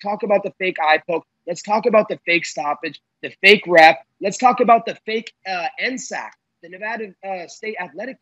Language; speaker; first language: English; native; English